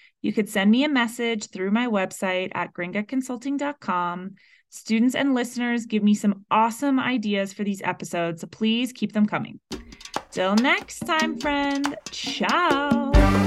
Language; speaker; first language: English; native; English